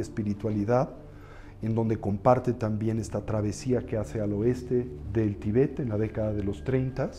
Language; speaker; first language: Spanish; native; Spanish